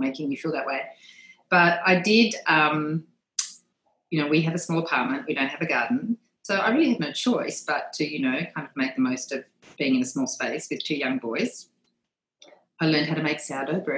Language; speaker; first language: English; native; English